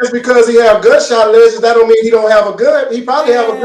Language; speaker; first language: English; native; English